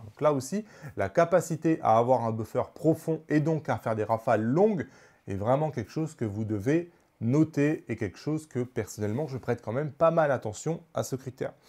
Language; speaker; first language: French; native; French